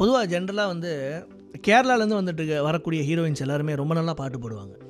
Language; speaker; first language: Tamil; native; Tamil